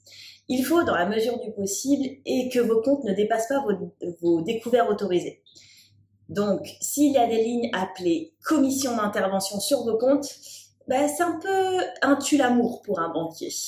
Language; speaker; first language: French; native; French